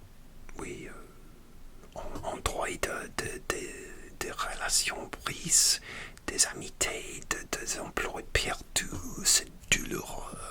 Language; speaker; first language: French; non-native, learner; English